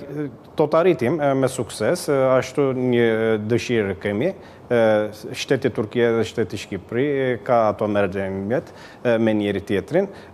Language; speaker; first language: Albanian; early bilingual, heritage; Albanian